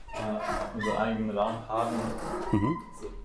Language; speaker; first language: German; non-native, fluent; Latvian